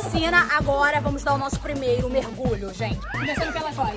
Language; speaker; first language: Portuguese; native; Portuguese